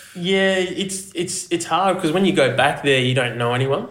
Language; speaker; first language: English; native; English